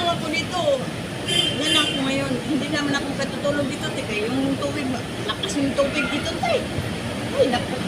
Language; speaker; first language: Filipino; non-native, local second language; Cebuano